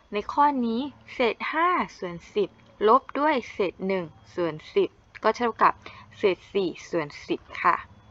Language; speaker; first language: Thai; non-native, local second language; Malay